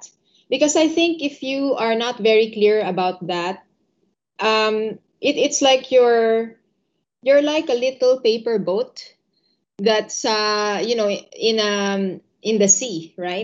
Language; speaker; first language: English; non-native, local second language; Filipino